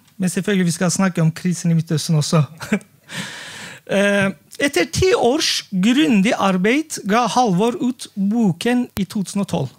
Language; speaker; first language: Norwegian; non-native, fluent; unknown